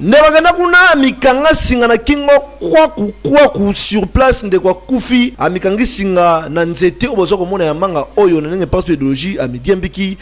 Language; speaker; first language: Lingala; non-native, local second language; Kongo